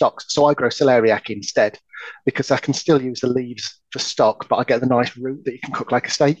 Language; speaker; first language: English; native; English